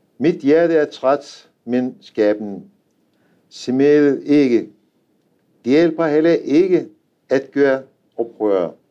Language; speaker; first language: Danish; non-native, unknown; Turkish